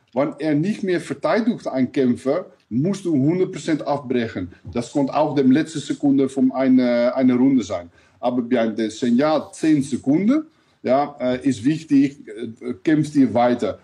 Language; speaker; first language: German; non-native, learner; Dutch